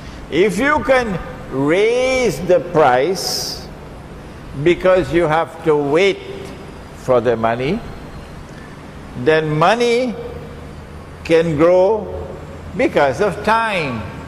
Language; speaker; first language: English; native; English